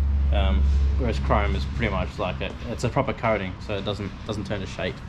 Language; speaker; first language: English; native; English